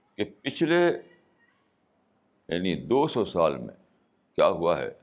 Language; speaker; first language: Urdu; native; Urdu